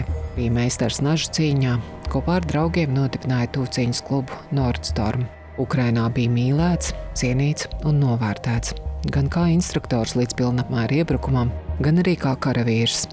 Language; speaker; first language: Latvian; native; Latvian